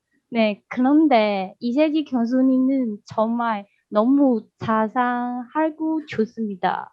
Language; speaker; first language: Korean; non-native, learner; Chinese